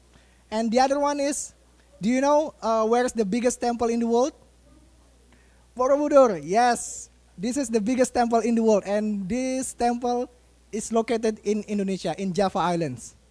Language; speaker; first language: English; non-native, fluent; Indonesian